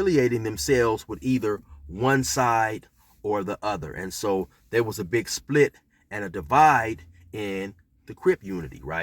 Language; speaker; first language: English; native; English